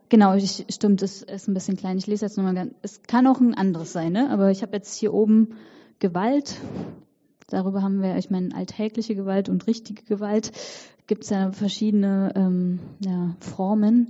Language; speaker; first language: German; native; German